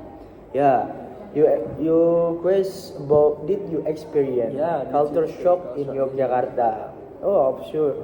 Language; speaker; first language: English; non-native, learner; Indonesian